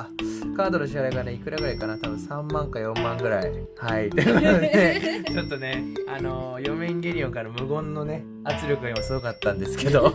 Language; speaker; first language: Japanese; native; Japanese